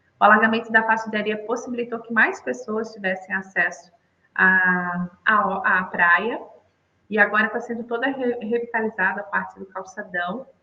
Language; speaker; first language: Portuguese; native; Portuguese